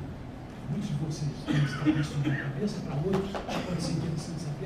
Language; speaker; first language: Portuguese; native; Portuguese